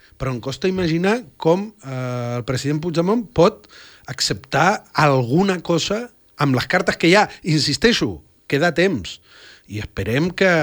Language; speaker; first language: Catalan; non-native, fluent; Spanish